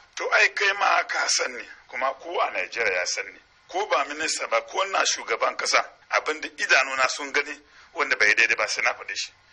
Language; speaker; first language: Hausa; non-native, local second language; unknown